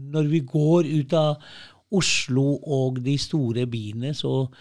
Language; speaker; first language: Norwegian; early bilingual, other home language; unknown